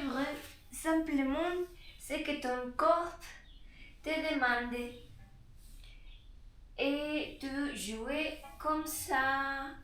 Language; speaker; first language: French; non-native, learner; Spanish